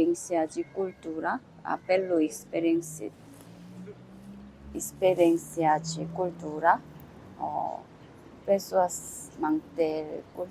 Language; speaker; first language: Portuguese; non-native, learner; Korean